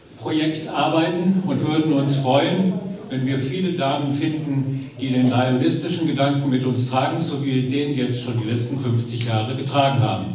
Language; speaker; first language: German; native; German